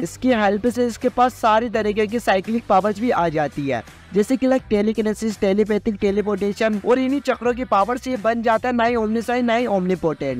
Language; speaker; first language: Hindi; native; Hindi